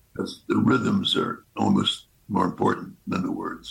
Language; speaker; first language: English; native; English